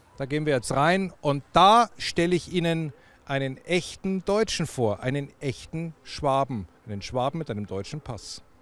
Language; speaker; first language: German; native; German